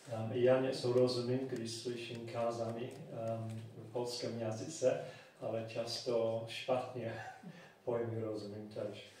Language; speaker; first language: Czech; non-native, fluent; English